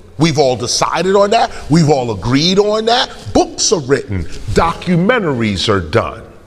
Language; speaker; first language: English; native; English